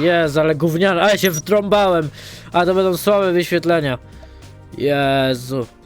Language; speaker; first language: Polish; native; Polish